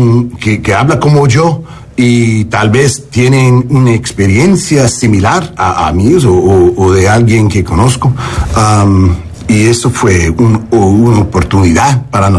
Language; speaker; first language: Spanish; non-native, learner; English